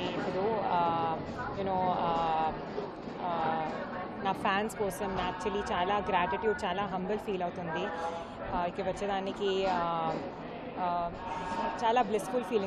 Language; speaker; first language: Telugu; non-native, learner; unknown